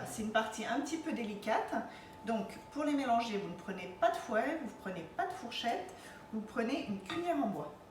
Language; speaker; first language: French; native; French